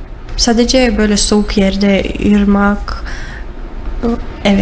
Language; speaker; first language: Turkish; non-native, learner; Russian